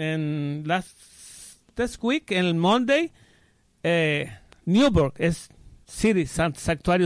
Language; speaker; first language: English; non-native, learner; Spanish